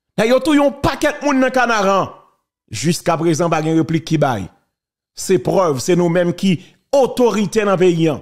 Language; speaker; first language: French; non-native, local second language; Haitian Creole